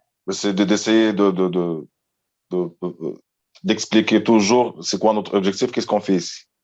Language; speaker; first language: French; non-native, local second language; Arabic